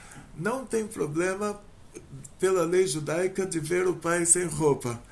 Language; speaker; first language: Portuguese; native; Portuguese